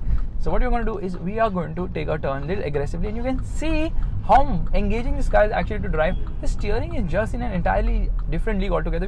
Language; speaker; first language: English; non-native, local second language; Hindi